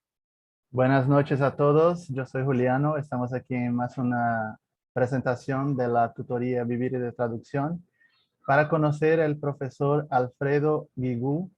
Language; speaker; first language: Spanish; non-native, fluent; Portuguese